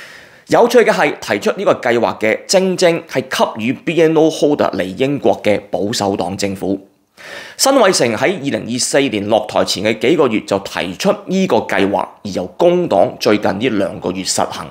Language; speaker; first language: Cantonese; native; Cantonese